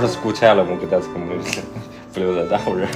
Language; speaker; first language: Russian; non-native, fluent; Chinese